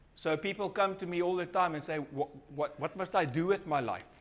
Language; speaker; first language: English; non-native, local second language; Afrikaans